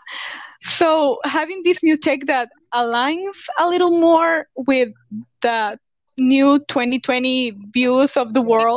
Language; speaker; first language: English; non-native, fluent; Spanish